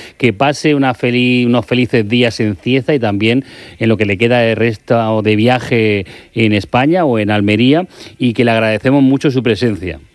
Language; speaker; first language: Spanish; native; Spanish